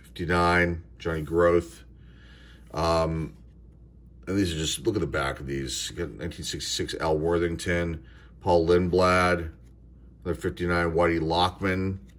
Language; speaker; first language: English; native; English